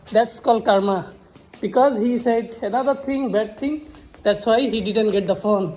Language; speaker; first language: English; non-native, local second language; Bangla